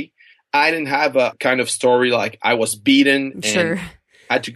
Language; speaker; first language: English; non-native, fluent; French